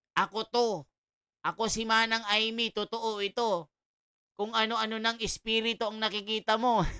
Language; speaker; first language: Filipino; native; Filipino